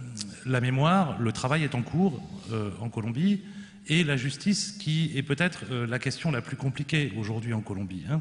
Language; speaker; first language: French; native; French